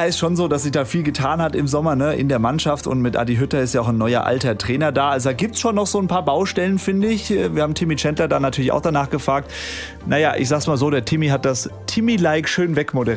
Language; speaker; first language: German; native; German